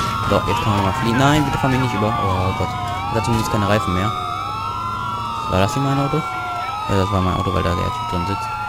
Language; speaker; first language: German; native; German